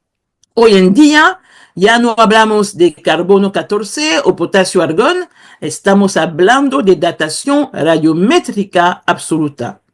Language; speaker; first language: Spanish; non-native, fluent; Kongo